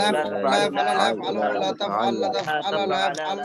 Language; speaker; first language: Arabic; non-native, learner; Bangla